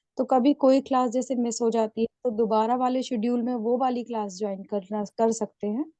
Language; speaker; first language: Hindi; native; Hindi